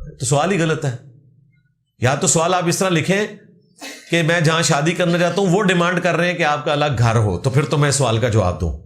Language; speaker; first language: Urdu; non-native, local second language; Punjabi